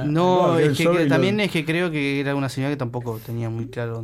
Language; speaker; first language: Spanish; native; Spanish